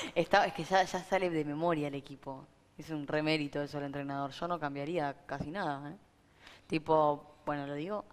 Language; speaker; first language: Spanish; native; Spanish